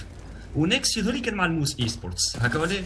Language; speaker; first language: Arabic; native; Arabic